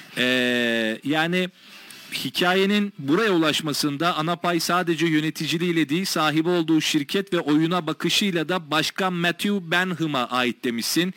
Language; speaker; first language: Turkish; native; Turkish